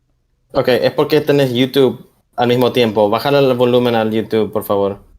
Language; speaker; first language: Spanish; early bilingual, heritage; Spanish